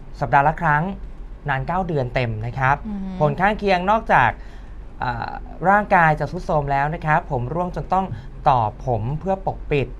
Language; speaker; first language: Thai; native; Thai